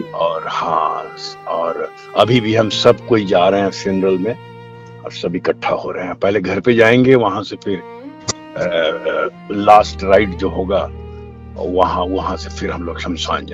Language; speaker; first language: Hindi; native; Hindi